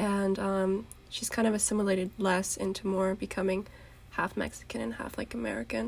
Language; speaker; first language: English; native; English